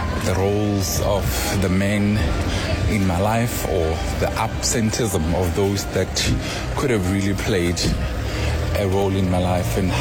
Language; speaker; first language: English; non-native, local second language; Tswana